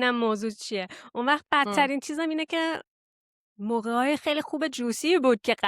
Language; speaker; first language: Persian; early bilingual, heritage; Persian